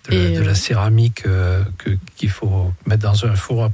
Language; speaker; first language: French; native; French